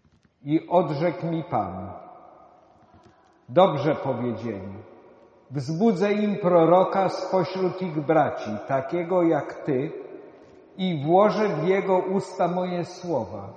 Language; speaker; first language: Polish; native; Polish